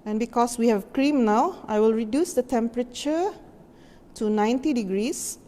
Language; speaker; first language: English; non-native, local second language; Malay